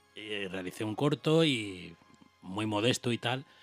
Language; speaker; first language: Spanish; native; Spanish